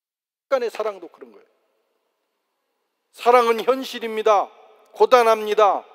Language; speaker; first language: Korean; native; Korean